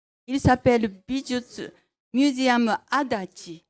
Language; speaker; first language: French; non-native, fluent; Japanese